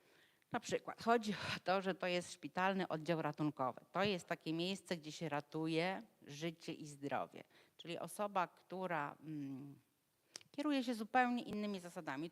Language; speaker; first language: Polish; native; Polish